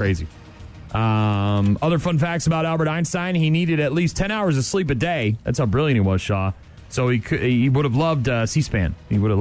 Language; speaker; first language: English; native; English